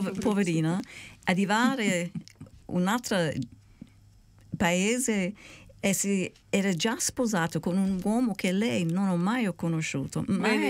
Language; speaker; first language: Italian; early bilingual, heritage; Italian